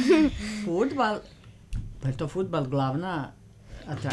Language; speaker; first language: Croatian; native; Croatian